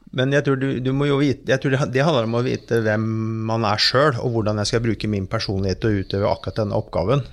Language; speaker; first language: Norwegian; native; Norwegian